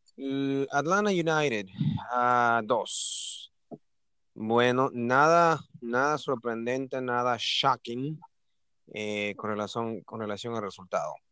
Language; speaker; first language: Spanish; native; Spanish